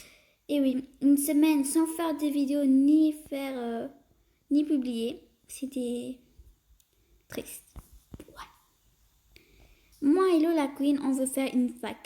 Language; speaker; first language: French; early bilingual, other home language; Portuguese